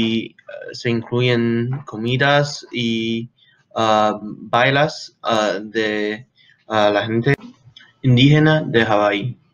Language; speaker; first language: Spanish; non-native, learner; English